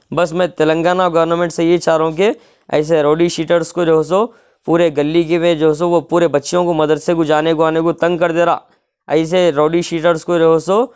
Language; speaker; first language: Hindi; non-native, local second language; Urdu